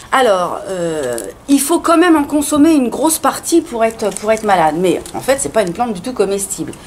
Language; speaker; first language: French; native; French